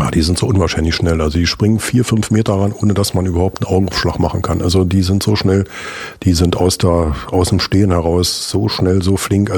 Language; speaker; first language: German; native; German